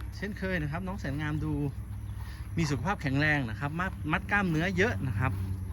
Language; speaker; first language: Thai; native; Thai